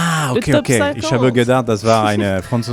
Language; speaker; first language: German; non-native, learner; French